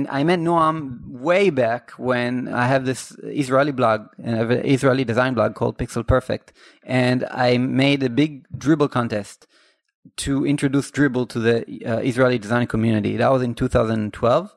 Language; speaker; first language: English; non-native, fluent; Hebrew